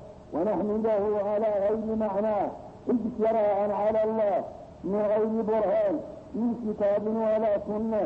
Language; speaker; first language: Arabic; native; Arabic